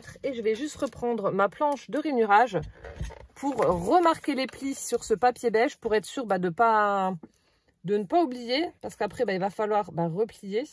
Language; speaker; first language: French; native; French